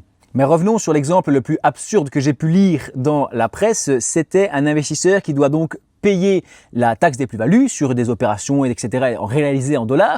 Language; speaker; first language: French; native; French